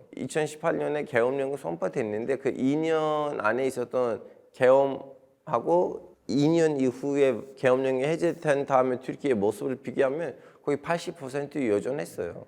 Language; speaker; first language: Korean; non-native, fluent; Turkish